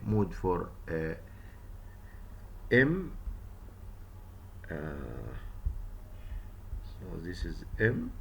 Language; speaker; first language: English; non-native, fluent; Arabic